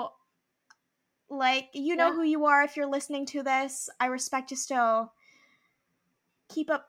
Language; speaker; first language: English; native; English